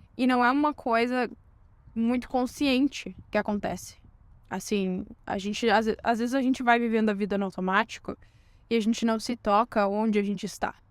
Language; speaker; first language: Portuguese; native; Portuguese